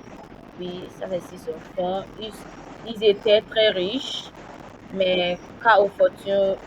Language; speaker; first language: French; non-native, learner; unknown